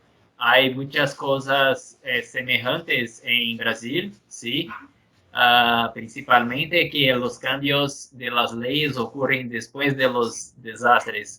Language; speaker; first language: Spanish; non-native, fluent; Portuguese